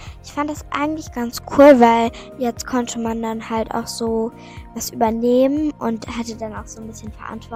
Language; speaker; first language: German; native; German